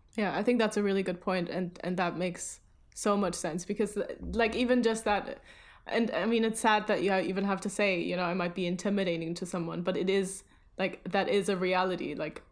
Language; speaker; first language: English; early bilingual, other home language; German